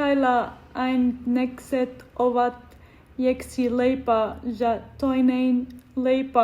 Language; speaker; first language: Finnish; non-native, learner; English